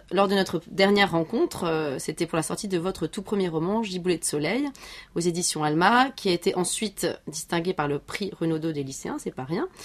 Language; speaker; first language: French; native; French